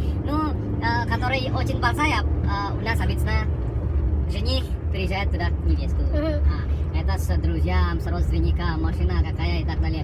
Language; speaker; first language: Russian; non-native, learner; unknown